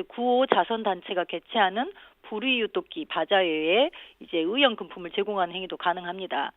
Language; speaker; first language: Korean; native; Korean